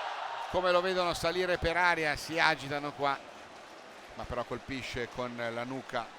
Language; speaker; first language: Italian; native; Italian